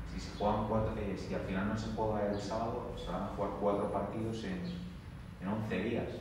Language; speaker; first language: Spanish; native; Spanish